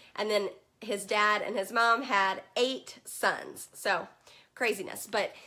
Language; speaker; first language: English; native; English